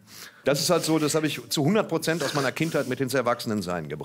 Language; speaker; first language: German; native; German